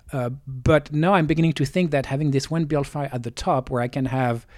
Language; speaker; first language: English; non-native, fluent; French